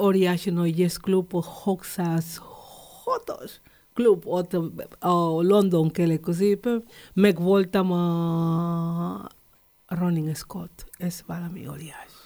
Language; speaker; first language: Hungarian; non-native, learner; Spanish